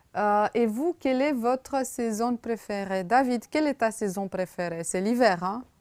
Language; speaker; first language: French; non-native, fluent; Romanian